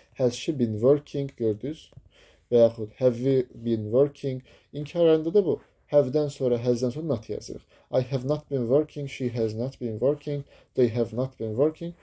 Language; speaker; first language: English; non-native, fluent; Azerbaijani